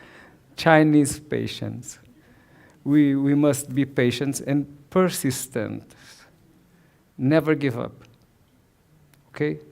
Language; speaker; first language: English; non-native, learner; Portuguese